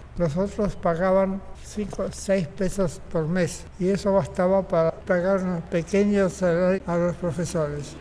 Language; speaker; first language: Spanish; native; Spanish